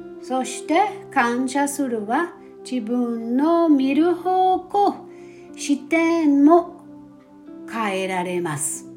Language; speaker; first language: Japanese; non-native, fluent; German